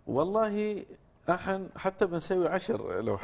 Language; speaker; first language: Arabic; native; Arabic